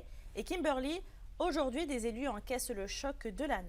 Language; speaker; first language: French; native; French